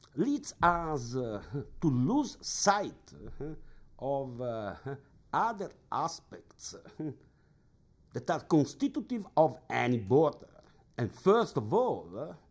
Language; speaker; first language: English; non-native, fluent; Italian